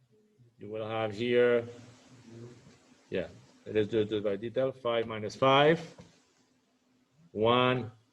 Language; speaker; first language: English; non-native, fluent; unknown